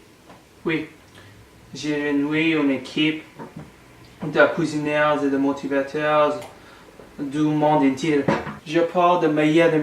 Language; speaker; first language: French; non-native, learner; English